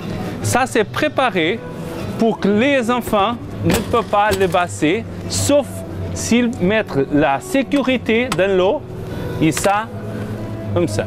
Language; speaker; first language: French; non-native, learner; Portuguese